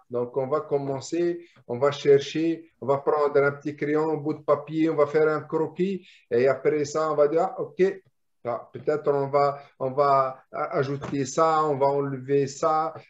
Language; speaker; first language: French; non-native, local second language; Arabic